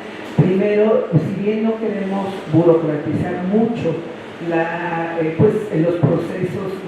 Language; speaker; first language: Spanish; native; Spanish